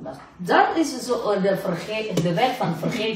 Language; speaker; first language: Dutch; non-native, fluent; Indonesian